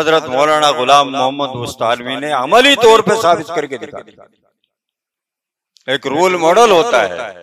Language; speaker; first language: Urdu; native; Urdu